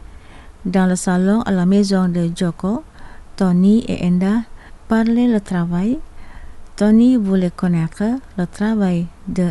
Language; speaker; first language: French; non-native, fluent; Indonesian